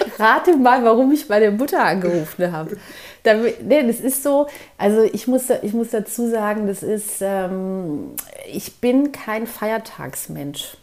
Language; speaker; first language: German; early bilingual, other home language; Greek